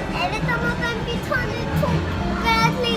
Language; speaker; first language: Turkish; early bilingual, heritage; Turkish